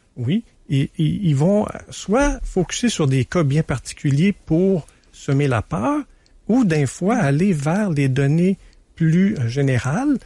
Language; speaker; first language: French; native; French